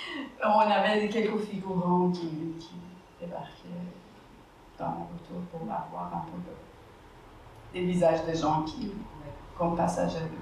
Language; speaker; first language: French; non-native, fluent; Persian